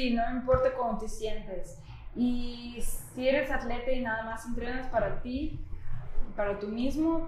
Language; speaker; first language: Spanish; non-native, fluent; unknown